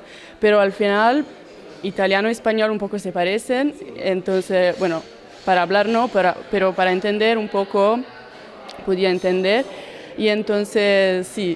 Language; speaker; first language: Spanish; non-native, learner; Italian